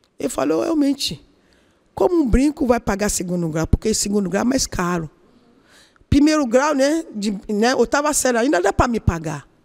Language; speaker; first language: Portuguese; non-native, learner; Yoruba